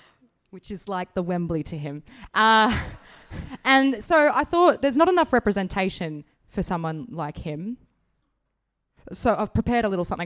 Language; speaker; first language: English; native; English